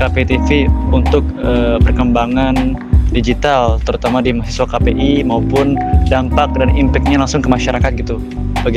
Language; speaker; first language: Indonesian; native; Indonesian